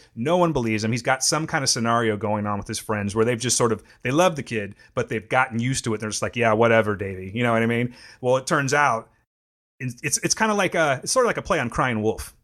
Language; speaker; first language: English; native; English